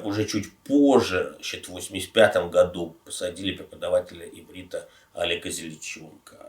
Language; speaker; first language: Russian; native; Russian